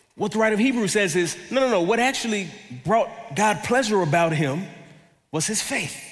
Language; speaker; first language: English; native; English